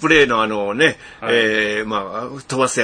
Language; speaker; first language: Japanese; native; Japanese